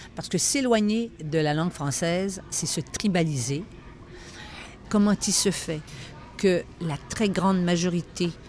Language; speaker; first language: French; native; French